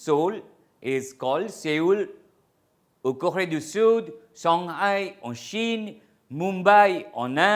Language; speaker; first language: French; non-native, fluent; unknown